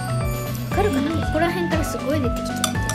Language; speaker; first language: Japanese; native; Japanese